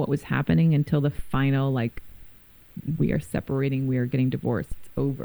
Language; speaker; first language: English; native; English